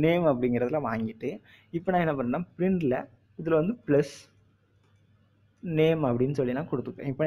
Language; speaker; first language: Tamil; native; Tamil